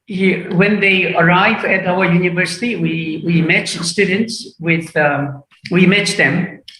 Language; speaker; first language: English; non-native, fluent; Korean